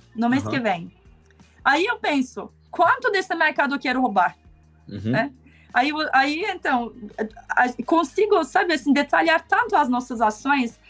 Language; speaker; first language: Portuguese; non-native, fluent; Turkish